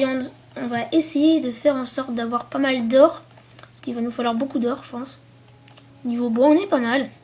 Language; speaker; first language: French; native; French